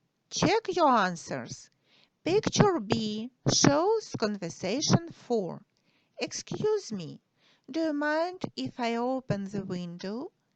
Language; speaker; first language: English; non-native, fluent; Ukrainian